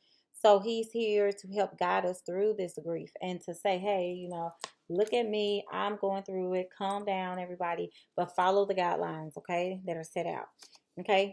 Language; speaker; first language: English; native; English